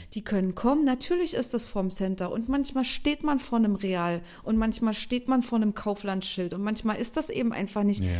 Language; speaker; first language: German; native; German